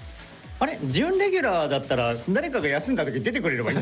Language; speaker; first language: Japanese; native; Japanese